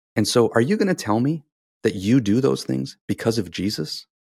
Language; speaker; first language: English; native; English